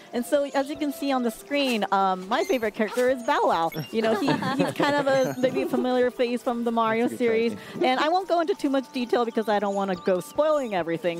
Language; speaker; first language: English; native; English